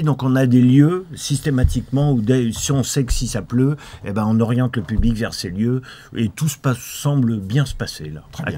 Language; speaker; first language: French; native; French